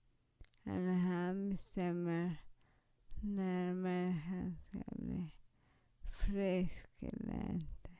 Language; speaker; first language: Swedish; non-native, fluent; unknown